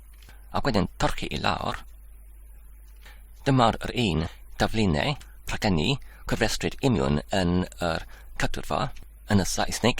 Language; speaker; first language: Welsh; non-native, learner; English